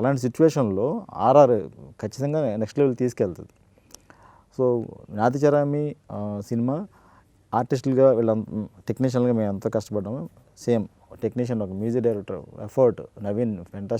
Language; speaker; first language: Telugu; native; Telugu